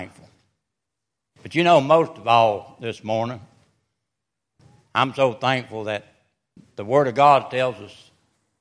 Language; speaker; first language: English; native; English